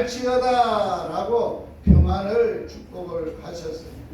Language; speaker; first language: Korean; native; Korean